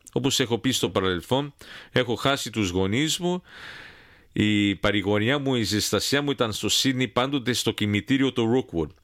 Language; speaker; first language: Greek; early bilingual, heritage; Greek